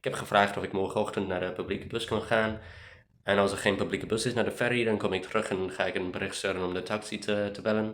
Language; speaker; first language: Dutch; non-native, learner; English